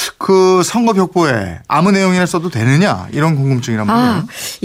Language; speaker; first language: Korean; native; Korean